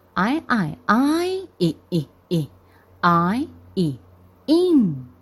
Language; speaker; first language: English; non-native, fluent; Chinese